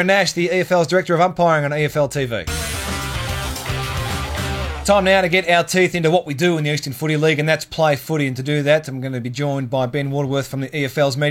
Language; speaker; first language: English; native; English